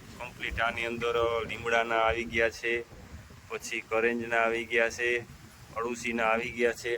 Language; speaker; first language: Gujarati; native; Gujarati